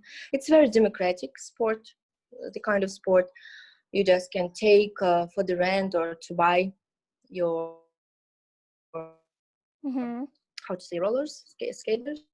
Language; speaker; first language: English; non-native, learner; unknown